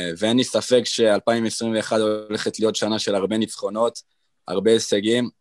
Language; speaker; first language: Hebrew; native; Hebrew